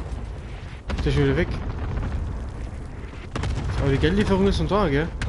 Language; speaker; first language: German; native; German